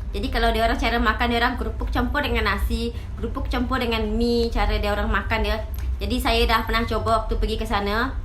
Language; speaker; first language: Malay; native; Malay